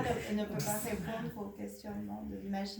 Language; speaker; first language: French; native; French